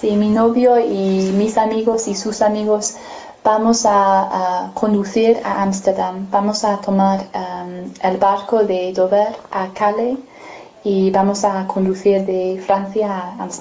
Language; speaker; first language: Spanish; non-native, fluent; English